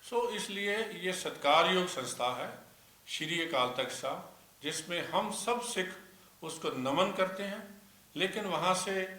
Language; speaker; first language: Hindi; non-native, local second language; Punjabi